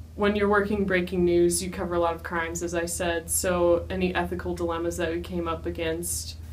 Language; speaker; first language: English; native; English